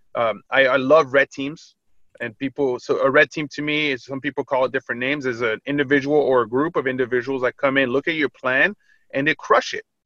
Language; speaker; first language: English; early bilingual, other home language; French